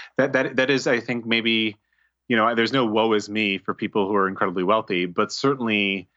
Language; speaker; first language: English; native; English